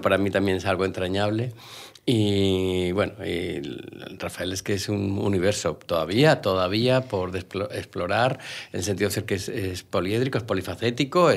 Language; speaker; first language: Spanish; native; Spanish